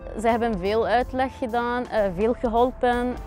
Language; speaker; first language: Dutch; non-native, learner; Arabic